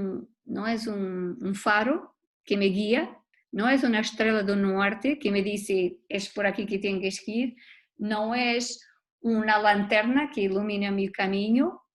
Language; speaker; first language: Spanish; non-native, learner; Portuguese